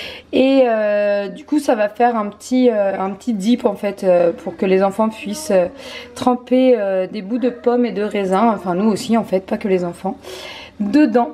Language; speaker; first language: French; native; French